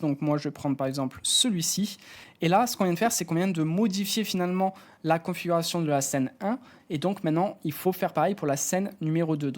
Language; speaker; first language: French; native; French